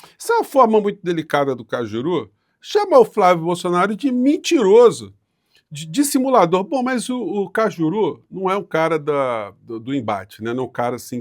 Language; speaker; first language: Portuguese; native; Portuguese